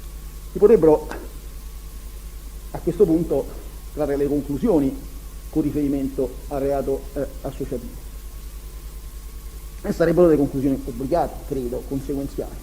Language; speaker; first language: Italian; native; Italian